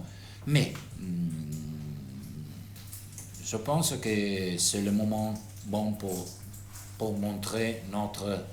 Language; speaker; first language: French; non-native, fluent; Italian